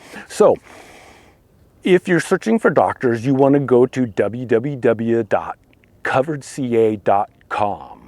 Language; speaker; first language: English; native; English